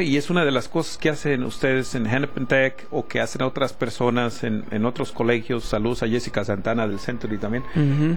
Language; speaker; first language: Spanish; native; Spanish